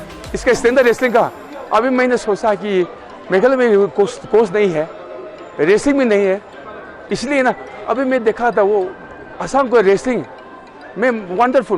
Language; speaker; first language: Hindi; non-native, local second language; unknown